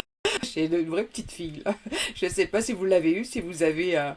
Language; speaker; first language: French; native; French